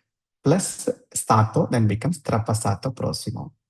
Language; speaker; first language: Italian; non-native, fluent; Tamil